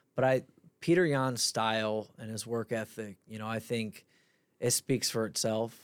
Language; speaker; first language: English; native; English